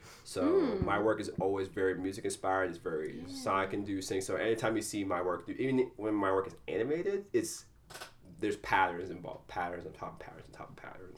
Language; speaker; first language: English; early bilingual, other home language; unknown